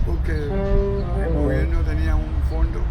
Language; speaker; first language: Spanish; native; Spanish